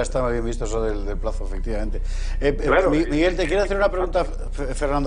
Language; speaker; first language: Spanish; native; Spanish